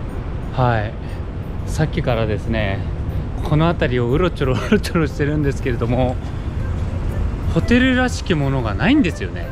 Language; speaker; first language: Japanese; native; Japanese